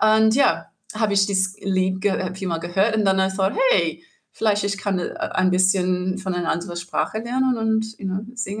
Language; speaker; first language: German; non-native, learner; English